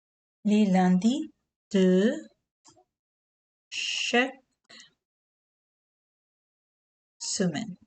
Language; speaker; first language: French; non-native, learner; Urdu